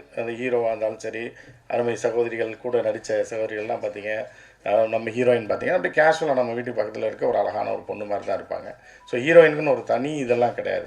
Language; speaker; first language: Tamil; native; Tamil